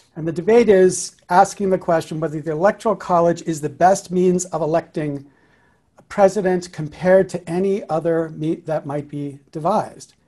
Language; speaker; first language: English; native; English